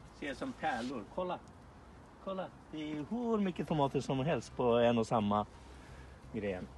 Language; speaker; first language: Swedish; non-native, fluent; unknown